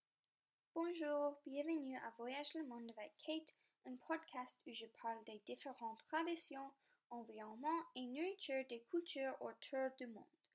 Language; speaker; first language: French; non-native, local second language; English